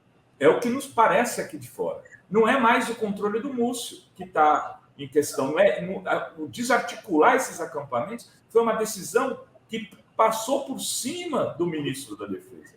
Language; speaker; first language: Portuguese; native; Portuguese